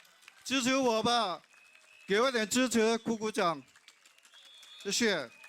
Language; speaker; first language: Chinese; non-native, local second language; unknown